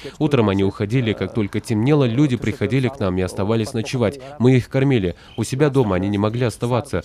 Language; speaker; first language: Russian; non-native, local second language; Kyrgyz